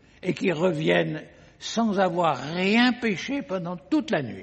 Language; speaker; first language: French; native; French